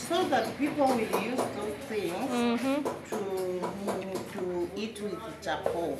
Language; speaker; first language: English; non-native, local second language; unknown